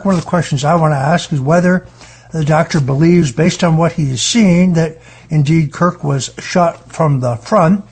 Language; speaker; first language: English; native; English